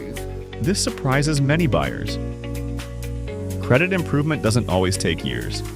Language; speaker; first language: English; native; English